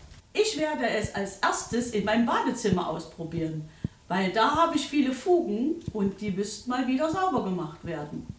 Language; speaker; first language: German; native; German